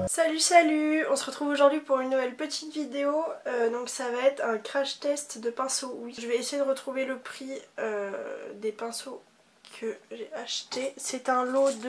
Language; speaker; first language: French; native; French